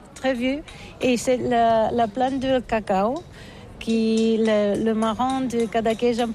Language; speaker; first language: French; non-native, learner; Catalan